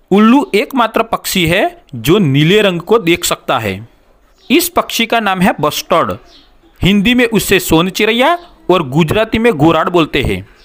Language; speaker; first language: Hindi; non-native, local second language; Gujarati